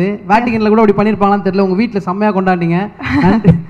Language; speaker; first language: Tamil; native; Tamil